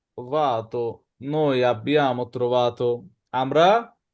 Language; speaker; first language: Italian; non-native, learner; Bangla